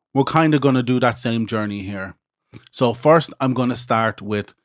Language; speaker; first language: English; native; English